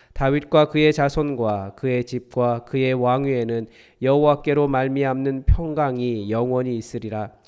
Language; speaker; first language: Korean; native; Korean